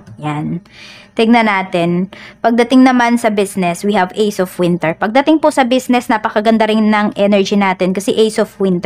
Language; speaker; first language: Filipino; native; Filipino